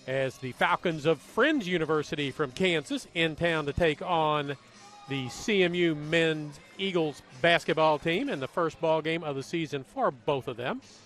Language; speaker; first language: English; native; English